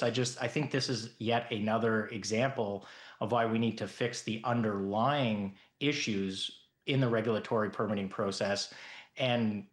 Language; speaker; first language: English; native; English